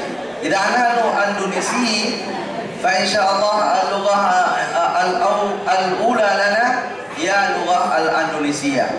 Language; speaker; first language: Arabic; non-native, fluent; Indonesian